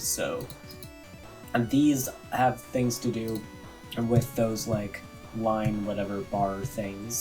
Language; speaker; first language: English; native; English